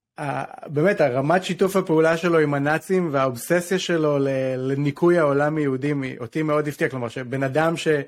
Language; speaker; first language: Hebrew; native; Hebrew